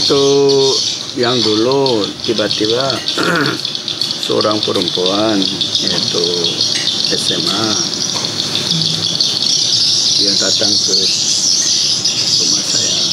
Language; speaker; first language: Indonesian; non-native, learner; Korean